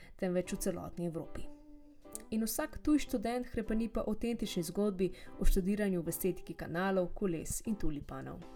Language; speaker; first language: Slovenian; native; Slovenian